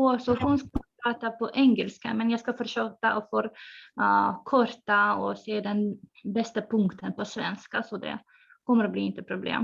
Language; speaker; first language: Swedish; non-native, fluent; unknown